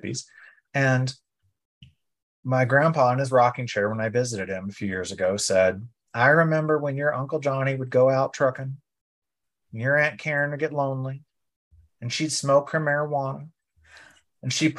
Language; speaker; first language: English; native; English